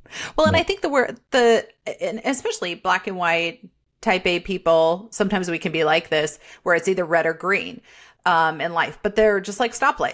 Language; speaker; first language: English; native; English